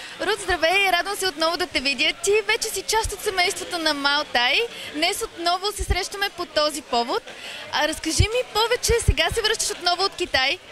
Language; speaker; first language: Bulgarian; native; Bulgarian